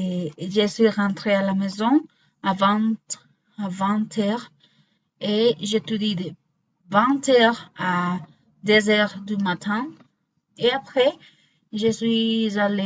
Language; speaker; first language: French; non-native, learner; Spanish